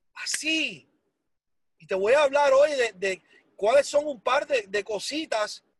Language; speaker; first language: Spanish; early bilingual, heritage; Spanish